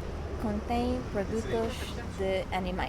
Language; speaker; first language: Portuguese; non-native, learner; English